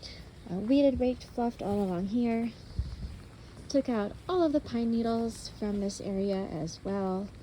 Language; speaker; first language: English; native; English